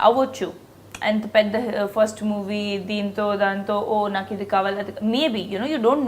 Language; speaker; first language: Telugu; non-native, local second language; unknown